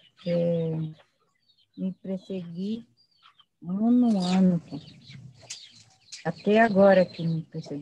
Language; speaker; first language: Portuguese; non-native, local second language; Guarani